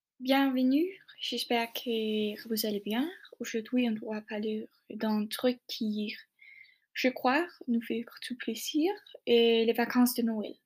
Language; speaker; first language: French; non-native, learner; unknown